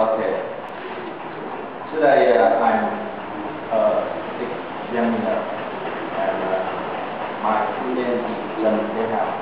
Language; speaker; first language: English; non-native, learner; Vietnamese